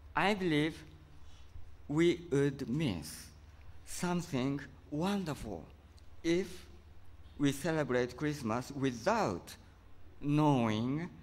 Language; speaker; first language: English; non-native, fluent; Japanese